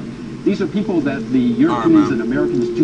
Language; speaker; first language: English; native; English